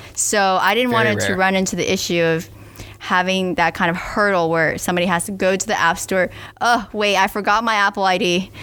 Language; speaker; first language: English; native; English